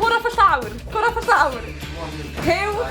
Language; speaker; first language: Welsh; native; Welsh